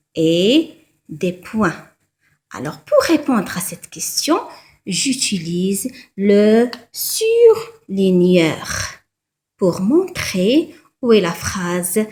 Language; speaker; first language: French; non-native, local second language; Arabic